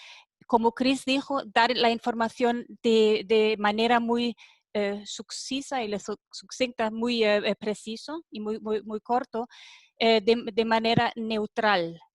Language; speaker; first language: Spanish; non-native, fluent; German